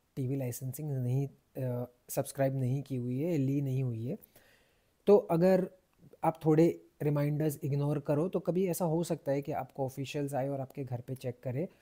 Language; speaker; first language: Hindi; native; Hindi